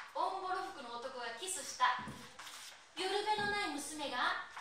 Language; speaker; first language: Japanese; native; Japanese